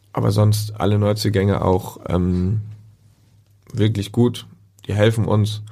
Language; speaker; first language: German; native; German